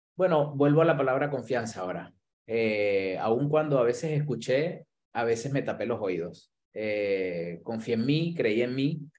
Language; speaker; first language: Spanish; native; Spanish